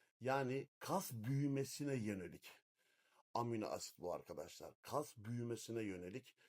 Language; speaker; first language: Turkish; native; Turkish